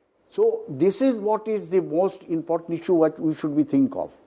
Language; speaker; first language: English; non-native, local second language; Bangla